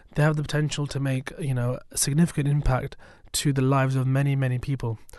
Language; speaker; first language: English; native; English